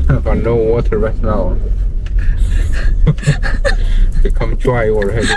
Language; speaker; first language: English; non-native, learner; Chinese